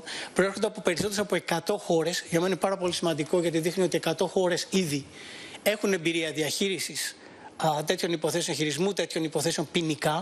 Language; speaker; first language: Greek; native; Greek